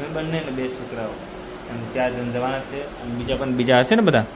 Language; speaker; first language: Gujarati; non-native, local second language; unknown